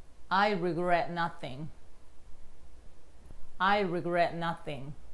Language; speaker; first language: English; non-native, fluent; Japanese